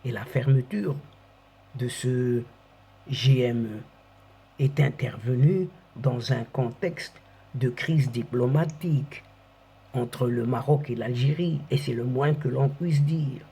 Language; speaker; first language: French; non-native, local second language; Arabic